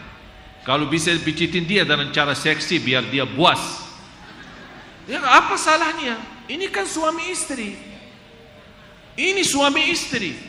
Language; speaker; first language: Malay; non-native, fluent; Arabic